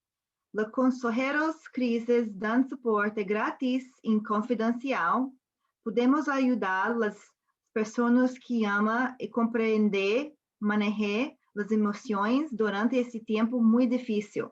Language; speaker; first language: Spanish; non-native, learner; English